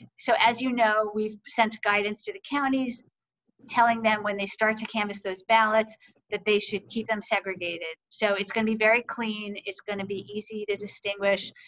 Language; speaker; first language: English; native; English